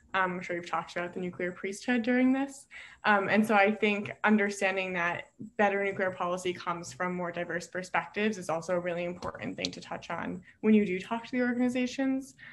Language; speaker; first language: English; native; English